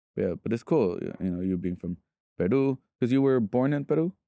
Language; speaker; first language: English; early bilingual, other home language; Spanish